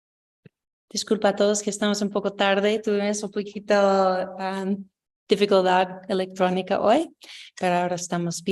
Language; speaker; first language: Spanish; non-native, fluent; English